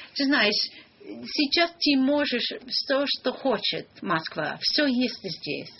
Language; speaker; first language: Russian; non-native, learner; English